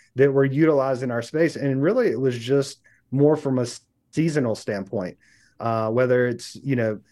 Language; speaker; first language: English; native; English